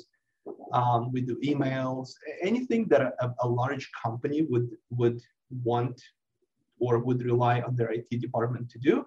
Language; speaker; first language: English; non-native, fluent; Russian